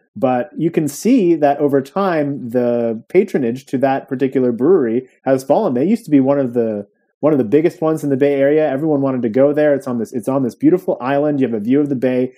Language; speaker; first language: English; native; English